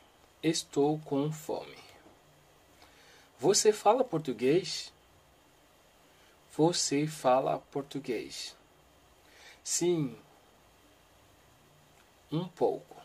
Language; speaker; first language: Portuguese; non-native, learner; Haitian Creole